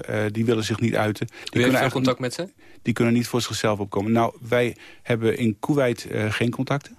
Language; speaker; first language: Dutch; native; Dutch